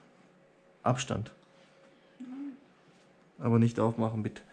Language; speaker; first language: German; early bilingual, heritage; Turkish